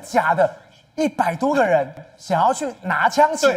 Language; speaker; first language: Chinese; native; Chinese